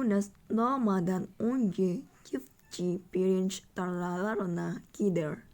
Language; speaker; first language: Turkish; non-native, learner; Indonesian